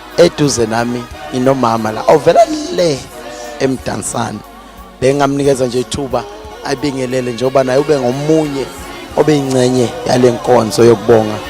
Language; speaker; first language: Zulu; native; Zulu